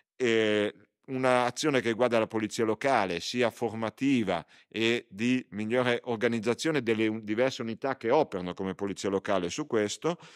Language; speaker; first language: Italian; native; Italian